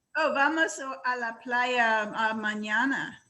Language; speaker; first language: Spanish; non-native, learner; English